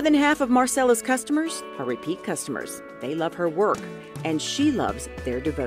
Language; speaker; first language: English; native; English